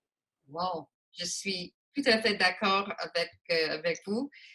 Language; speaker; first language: French; non-native, local second language; English